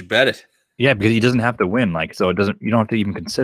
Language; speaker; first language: English; native; English